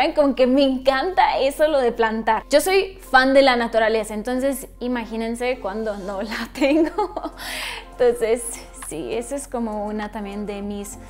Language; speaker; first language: Spanish; non-native, fluent; Russian